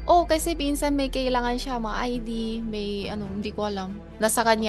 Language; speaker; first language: Filipino; early bilingual, other home language; Chinese